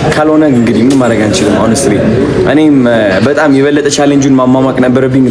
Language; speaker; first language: Amharic; native; Amharic